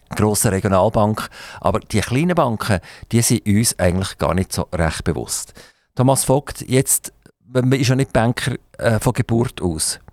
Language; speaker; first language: German; native; German